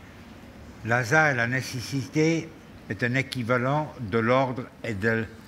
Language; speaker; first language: French; non-native, fluent; German